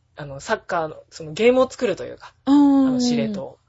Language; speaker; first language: Japanese; native; Japanese